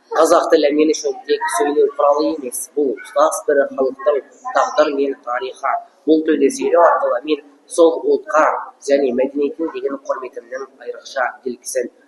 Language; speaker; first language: Kazakh; non-native, local second language; Uzbek